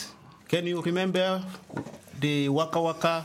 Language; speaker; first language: English; non-native, learner; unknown